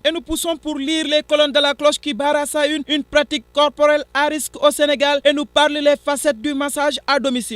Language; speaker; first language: French; non-native, local second language; Wolof